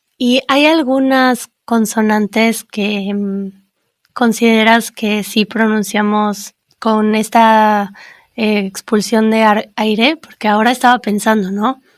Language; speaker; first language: Spanish; native; Spanish